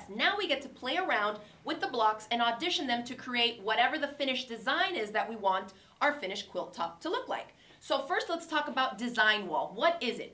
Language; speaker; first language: English; native; English